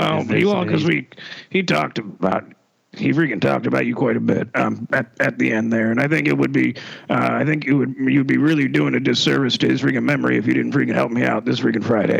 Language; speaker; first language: English; native; English